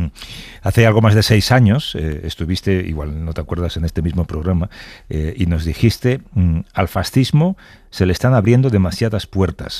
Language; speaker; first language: Spanish; native; Spanish